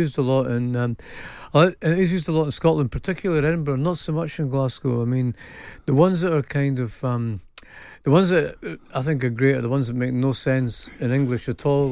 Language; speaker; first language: English; native; English